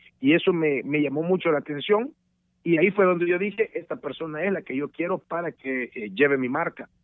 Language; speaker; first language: Spanish; native; Spanish